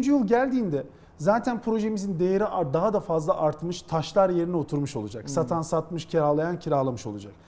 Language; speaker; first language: Turkish; native; Turkish